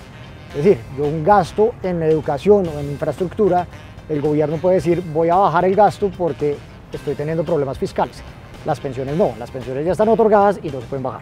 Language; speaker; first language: Spanish; native; Spanish